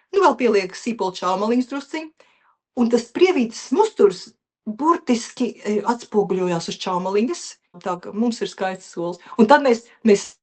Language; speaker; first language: Latvian; native; Latvian